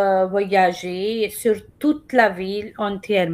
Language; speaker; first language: French; non-native, fluent; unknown